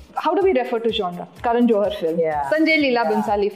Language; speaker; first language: English; non-native, local second language; Tamil